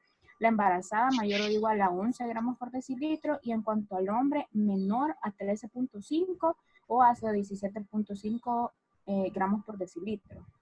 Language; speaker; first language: Spanish; native; Spanish